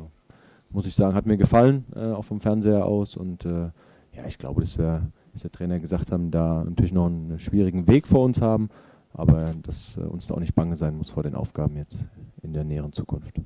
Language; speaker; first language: German; native; German